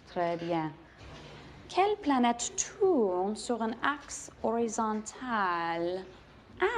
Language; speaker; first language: French; non-native, fluent; English